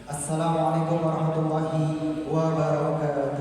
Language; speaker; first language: Indonesian; native; Indonesian